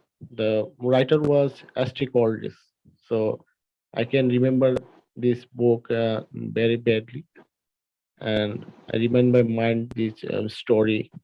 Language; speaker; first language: English; non-native, learner; Bangla